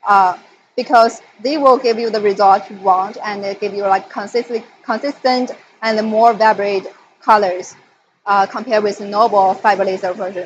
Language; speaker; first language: English; non-native, fluent; Chinese